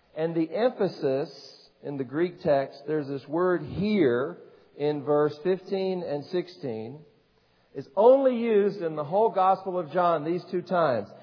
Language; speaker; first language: English; native; English